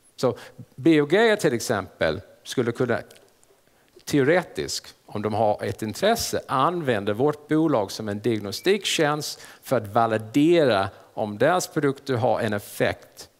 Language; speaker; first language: Swedish; non-native, fluent; English